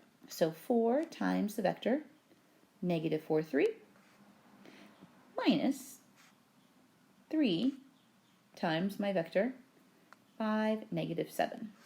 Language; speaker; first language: English; native; English